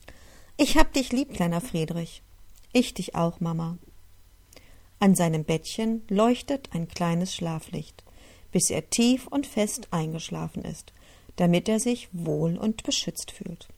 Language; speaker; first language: German; native; German